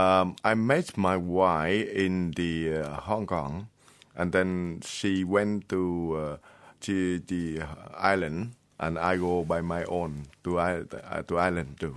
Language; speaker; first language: English; non-native, learner; Vietnamese